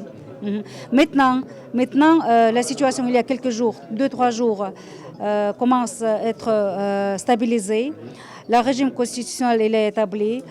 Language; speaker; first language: French; non-native, fluent; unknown